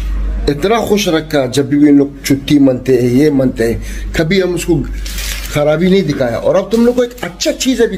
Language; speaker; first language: Hindi; non-native, learner; Arabic